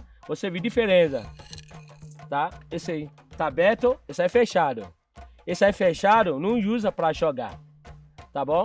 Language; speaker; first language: Portuguese; non-native, learner; Yoruba